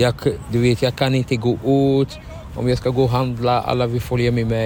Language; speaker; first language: Swedish; non-native, learner; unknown